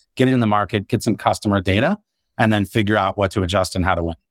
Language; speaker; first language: English; native; English